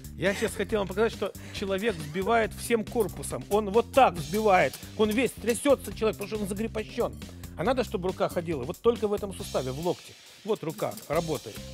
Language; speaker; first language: Russian; native; Russian